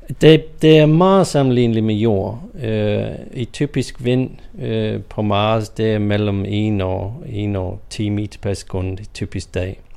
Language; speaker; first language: Danish; non-native, fluent; English